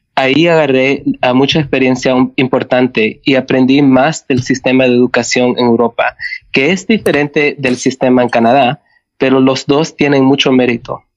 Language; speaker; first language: Spanish; early bilingual, other home language; English